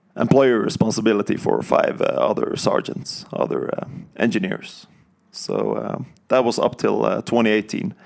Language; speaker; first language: English; non-native, fluent; Norwegian